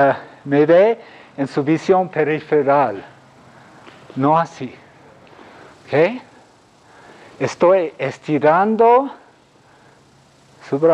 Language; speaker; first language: Spanish; non-native, fluent; English